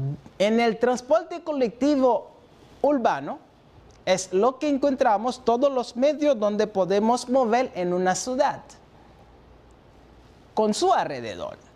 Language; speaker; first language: Spanish; non-native, fluent; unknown